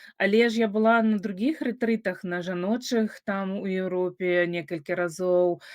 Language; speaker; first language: Belarusian; non-native, local second language; Russian